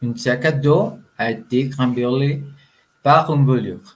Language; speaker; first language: French; non-native, learner; Spanish